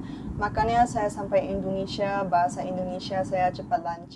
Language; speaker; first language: Indonesian; non-native, fluent; Chinese